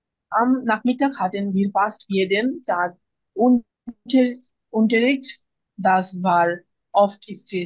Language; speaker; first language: German; non-native, learner; Bangla